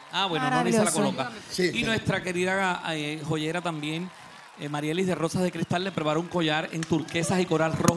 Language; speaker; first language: Spanish; native; Spanish